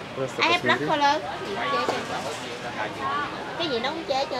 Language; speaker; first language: English; non-native, learner; Vietnamese